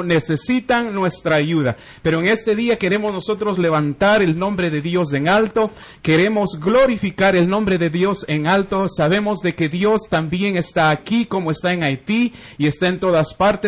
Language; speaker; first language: Spanish; native; Spanish